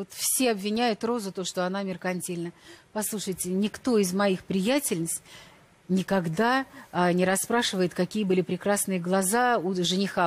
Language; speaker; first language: Russian; native; Russian